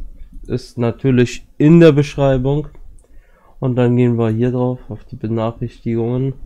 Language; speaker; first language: German; native; German